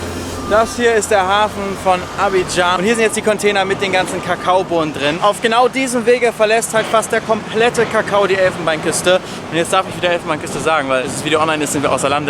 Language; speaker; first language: German; native; German